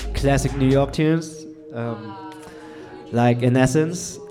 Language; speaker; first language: English; non-native, fluent; German